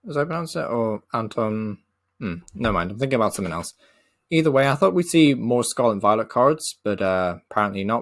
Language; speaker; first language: English; native; English